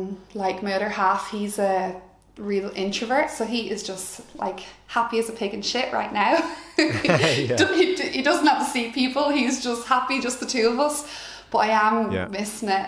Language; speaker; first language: English; native; English